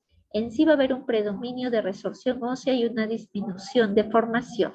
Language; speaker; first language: Spanish; native; Spanish